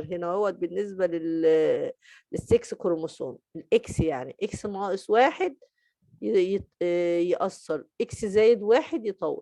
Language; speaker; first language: Arabic; native; Arabic